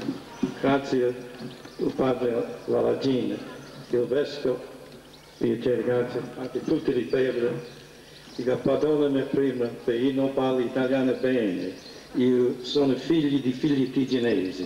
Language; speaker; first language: Italian; early bilingual, heritage; English